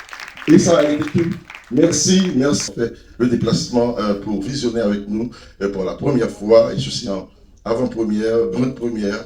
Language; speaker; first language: French; non-native, local second language; Haitian Creole